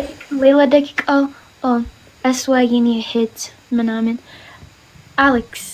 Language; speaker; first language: Amharic; early bilingual, heritage; Amharic